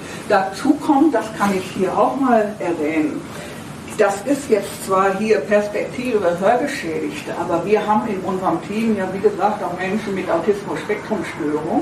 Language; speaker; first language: German; native; German